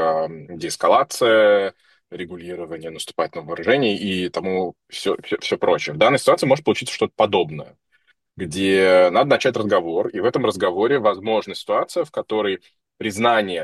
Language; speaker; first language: Russian; native; Russian